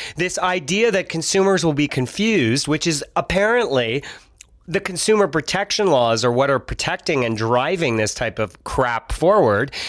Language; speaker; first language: English; native; English